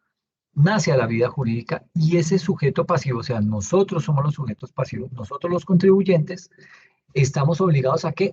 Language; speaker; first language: Spanish; native; Spanish